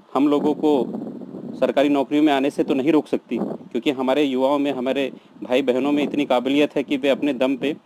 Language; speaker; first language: Hindi; native; Hindi